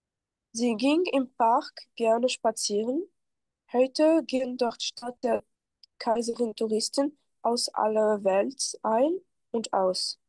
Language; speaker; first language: German; non-native, fluent; French